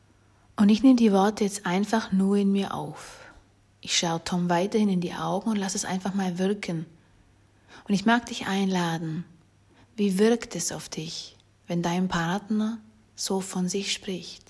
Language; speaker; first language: German; native; German